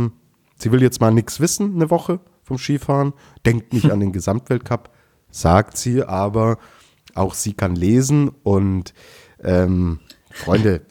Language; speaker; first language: German; native; German